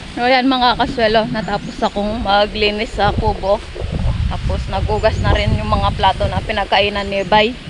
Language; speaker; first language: Filipino; native; Filipino